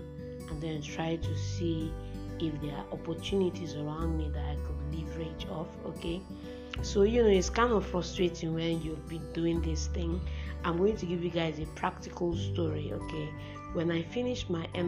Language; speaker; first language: English; non-native, local second language; Igbo